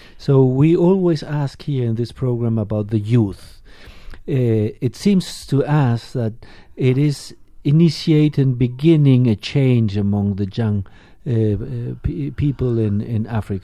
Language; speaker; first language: English; non-native, fluent; Spanish